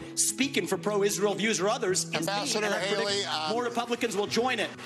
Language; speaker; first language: English; native; English